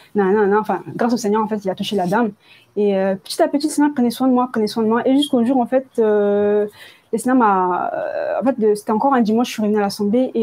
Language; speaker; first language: French; early bilingual, other home language; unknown